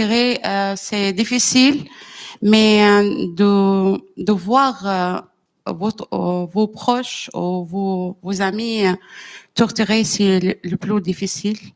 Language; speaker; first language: French; non-native, learner; Arabic